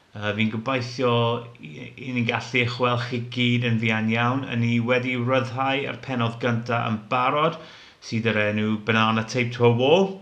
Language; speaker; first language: Welsh; non-native, local second language; English